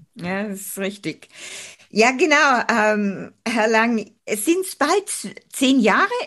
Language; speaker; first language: German; native; German